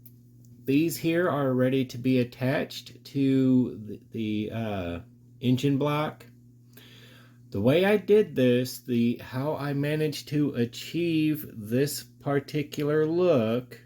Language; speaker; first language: English; native; English